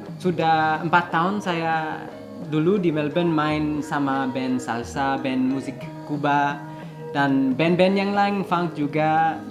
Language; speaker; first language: Indonesian; early bilingual, heritage; Indonesian